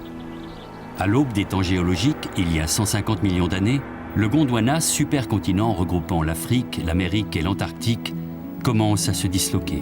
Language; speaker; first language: French; native; French